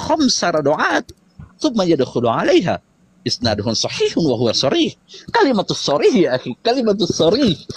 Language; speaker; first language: Arabic; non-native, learner; Indonesian